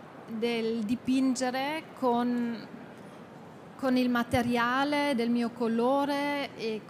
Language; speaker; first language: Italian; non-native, fluent; German